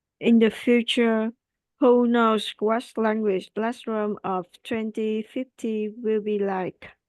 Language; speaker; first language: English; non-native, learner; Vietnamese